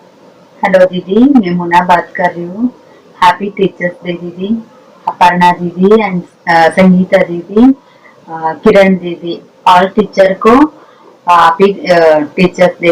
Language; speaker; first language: Hindi; non-native, local second language; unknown